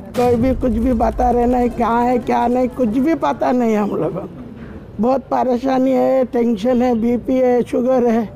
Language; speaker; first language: Hindi; non-native, local second language; Urdu